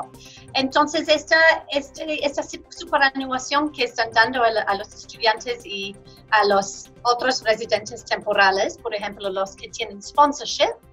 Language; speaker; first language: Spanish; non-native, fluent; English